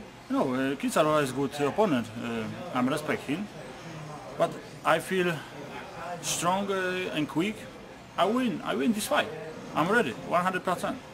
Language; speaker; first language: English; non-native, learner; Polish